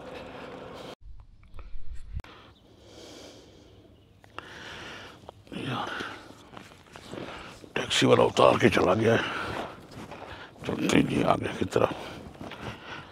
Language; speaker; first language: Urdu; non-native, local second language; Punjabi